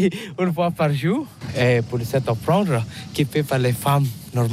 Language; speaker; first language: French; non-native, learner; Balinese